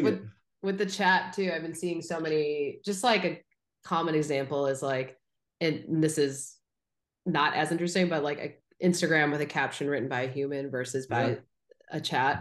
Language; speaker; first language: English; native; English